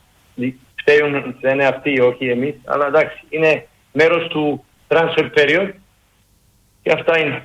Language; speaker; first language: Greek; non-native, learner; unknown